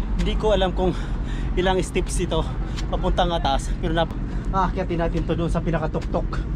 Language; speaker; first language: Filipino; non-native, local second language; Cebuano